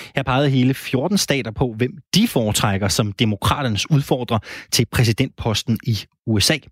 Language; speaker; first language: Danish; native; Danish